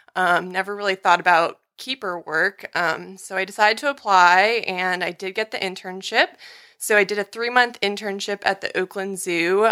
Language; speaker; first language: English; native; English